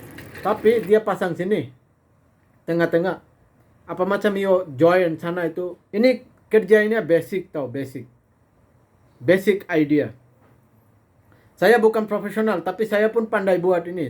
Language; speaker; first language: Indonesian; non-native, fluent; Bangla